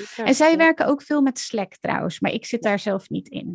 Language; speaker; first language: Dutch; native; Dutch